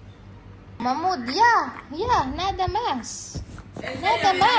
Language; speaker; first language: Spanish; non-native, learner; Filipino